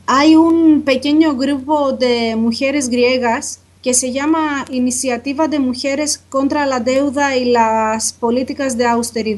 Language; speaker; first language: Spanish; non-native, fluent; Greek